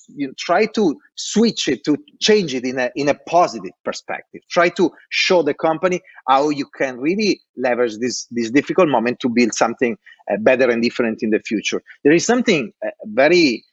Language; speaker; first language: English; non-native, fluent; Italian